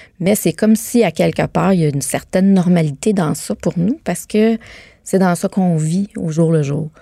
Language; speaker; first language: French; native; French